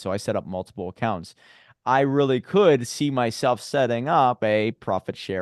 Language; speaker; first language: English; native; English